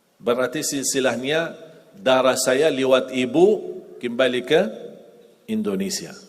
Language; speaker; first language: Indonesian; non-native, fluent; Arabic